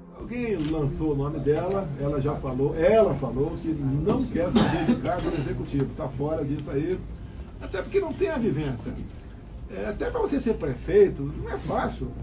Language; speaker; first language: Portuguese; native; Portuguese